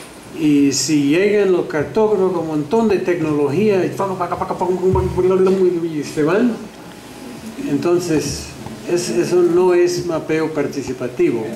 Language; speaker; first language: Spanish; non-native, fluent; English